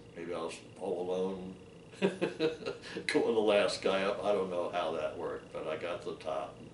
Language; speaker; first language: English; native; English